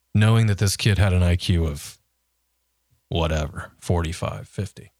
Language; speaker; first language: English; native; English